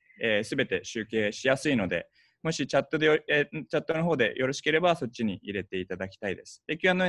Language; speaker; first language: Japanese; early bilingual, heritage; Japanese